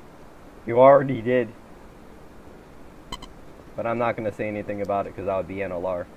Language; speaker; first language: English; native; English